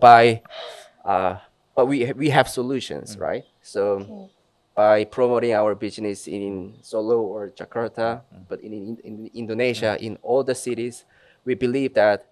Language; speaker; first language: English; non-native, fluent; Korean